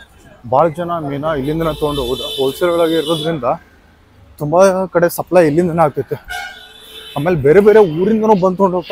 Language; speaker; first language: Kannada; native; Kannada